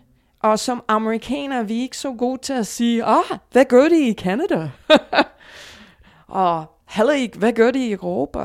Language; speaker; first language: Danish; non-native, fluent; English